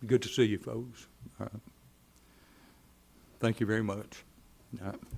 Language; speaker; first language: English; native; English